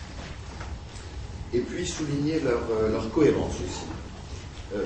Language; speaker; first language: French; native; French